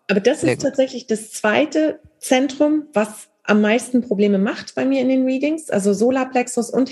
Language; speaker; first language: German; native; German